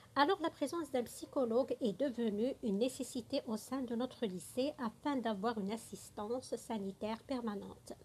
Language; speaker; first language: French; non-native, local second language; Arabic